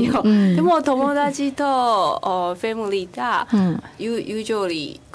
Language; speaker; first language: Japanese; non-native, learner; Chinese